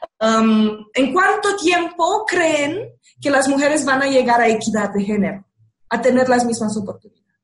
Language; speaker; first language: Spanish; non-native, fluent; Romanian